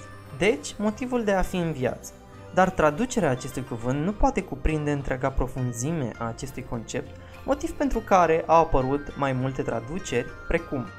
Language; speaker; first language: Romanian; native; Romanian